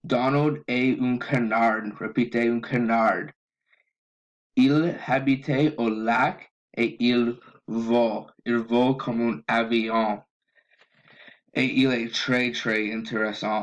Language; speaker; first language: French; non-native, learner; English